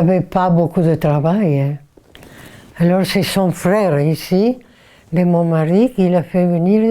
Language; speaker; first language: French; non-native, learner; Italian